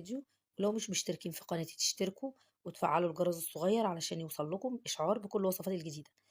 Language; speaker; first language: Arabic; native; Arabic